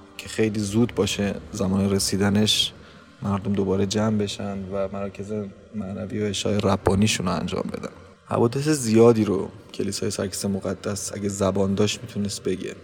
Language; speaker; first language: Persian; non-native, local second language; Armenian